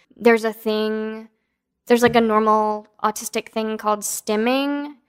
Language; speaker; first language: English; native; English